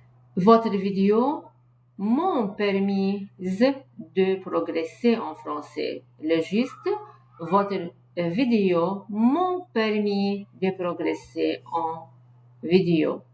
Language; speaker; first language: French; non-native, learner; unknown